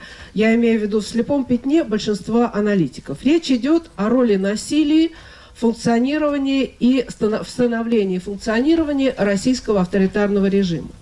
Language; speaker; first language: Russian; native; Russian